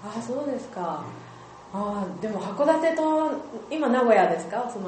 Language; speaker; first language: Japanese; native; Japanese